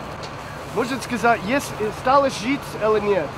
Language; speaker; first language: Russian; non-native, learner; English